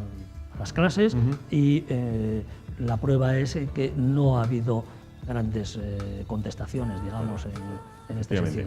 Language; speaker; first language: Spanish; native; Spanish